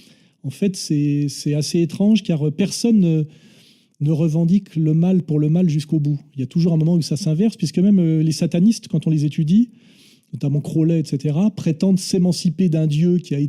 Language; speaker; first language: French; native; French